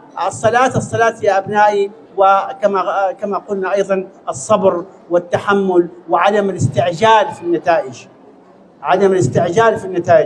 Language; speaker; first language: Arabic; native; Arabic